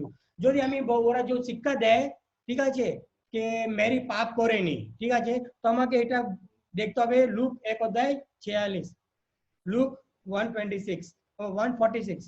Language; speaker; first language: Bangla; non-native, learner; Hindi